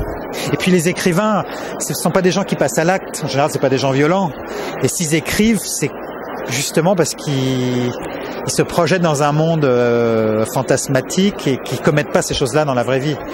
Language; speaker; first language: French; native; French